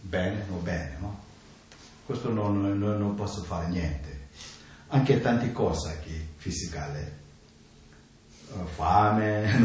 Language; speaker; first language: Italian; non-native, learner; Tibetan